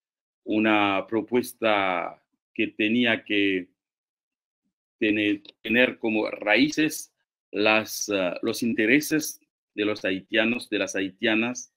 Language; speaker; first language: Spanish; non-native, fluent; Haitian Creole